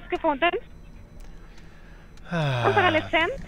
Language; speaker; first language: German; non-native, learner; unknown